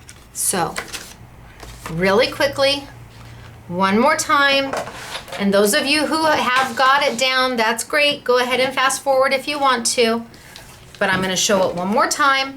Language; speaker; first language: English; native; English